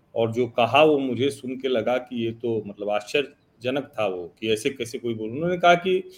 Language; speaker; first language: Hindi; native; Hindi